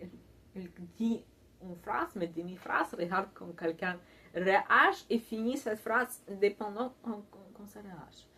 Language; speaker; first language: French; non-native, learner; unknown